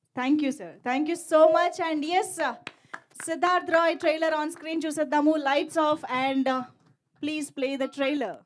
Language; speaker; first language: Telugu; native; Telugu